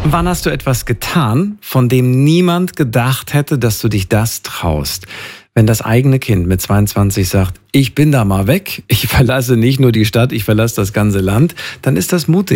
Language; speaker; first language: German; native; German